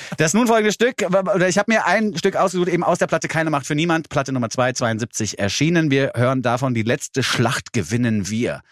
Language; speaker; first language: German; native; German